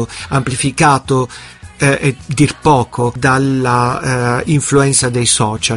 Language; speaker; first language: Italian; native; Italian